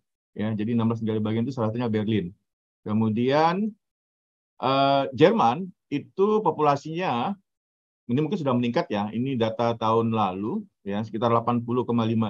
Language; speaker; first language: Indonesian; native; Indonesian